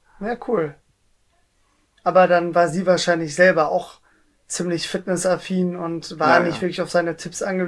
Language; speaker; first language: German; native; German